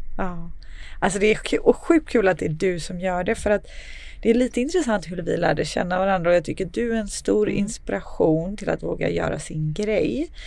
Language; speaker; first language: Swedish; early bilingual, other home language; Serbian